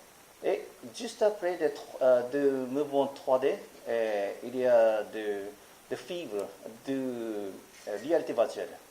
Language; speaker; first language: French; non-native, learner; Japanese